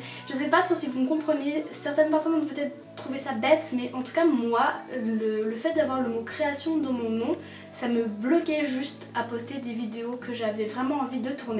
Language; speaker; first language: French; native; French